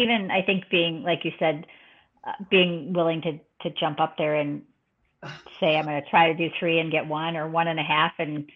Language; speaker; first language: English; native; English